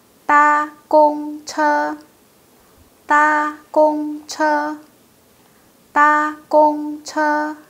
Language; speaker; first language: Chinese; non-native, fluent; Indonesian